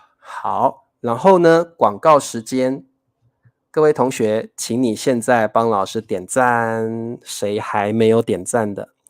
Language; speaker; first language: Chinese; native; Chinese